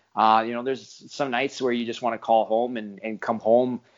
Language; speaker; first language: English; non-native, fluent; French